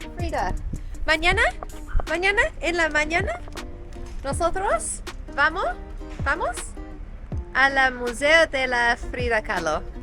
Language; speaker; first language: Spanish; non-native, learner; English